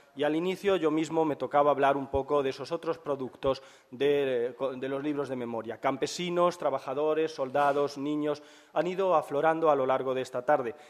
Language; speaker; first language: Spanish; native; Spanish